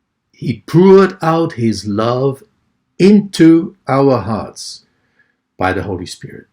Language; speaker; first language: English; non-native, fluent; Dutch